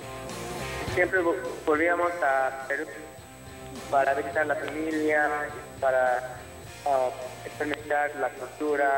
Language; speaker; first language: Spanish; early bilingual, heritage; English